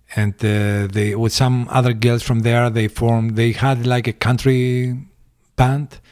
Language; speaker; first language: English; early bilingual, other home language; Greek